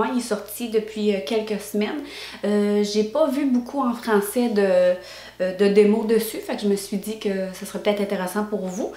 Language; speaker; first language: French; native; French